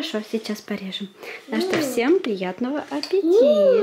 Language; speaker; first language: Russian; native; Russian